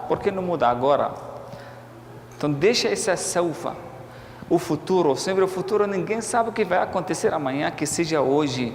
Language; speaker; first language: Portuguese; non-native, fluent; Arabic